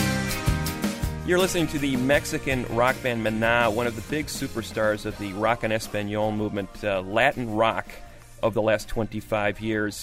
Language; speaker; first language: English; native; English